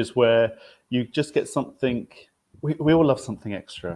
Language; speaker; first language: English; native; English